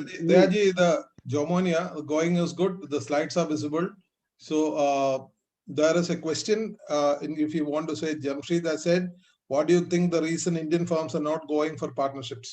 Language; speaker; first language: English; non-native, local second language; Malayalam